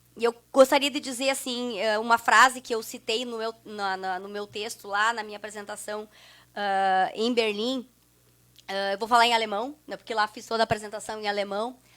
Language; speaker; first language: Portuguese; non-native, local second language; German